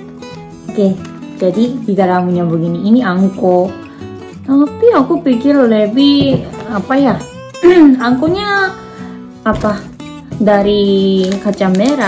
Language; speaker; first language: Indonesian; non-native, fluent; Japanese